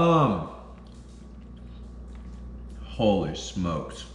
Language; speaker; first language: English; native; English